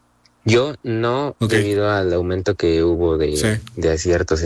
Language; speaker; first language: Spanish; native; Spanish